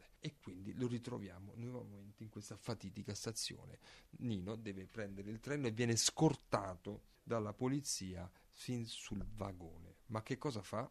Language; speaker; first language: Italian; native; Italian